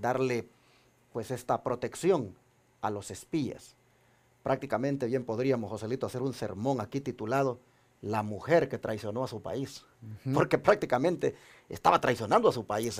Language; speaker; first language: Spanish; native; Spanish